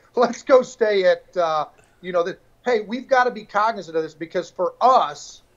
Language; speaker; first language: English; native; English